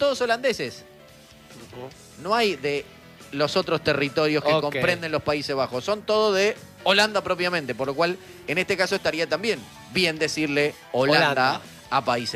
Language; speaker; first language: Spanish; native; Spanish